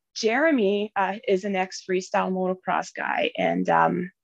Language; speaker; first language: English; native; English